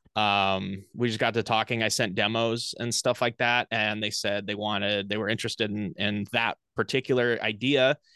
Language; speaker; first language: English; native; English